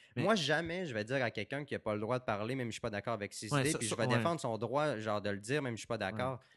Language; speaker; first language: French; native; French